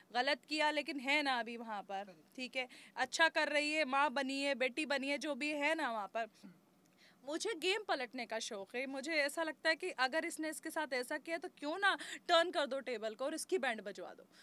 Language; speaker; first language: Hindi; native; Hindi